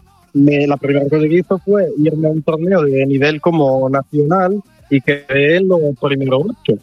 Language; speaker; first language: Spanish; non-native, fluent; Italian